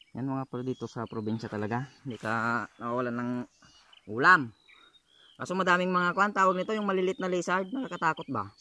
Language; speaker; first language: Filipino; non-native, local second language; Iloko